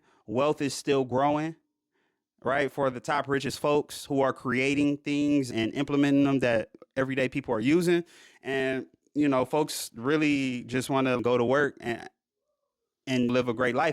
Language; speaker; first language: English; native; English